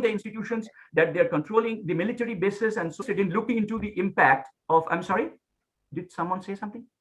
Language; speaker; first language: English; non-native, local second language; Bangla